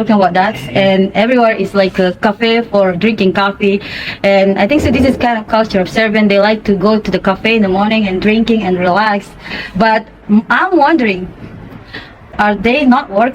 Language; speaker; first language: English; non-native, fluent; Indonesian